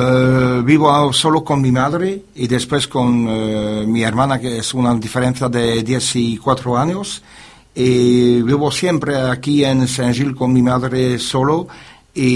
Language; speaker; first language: Spanish; non-native, learner; French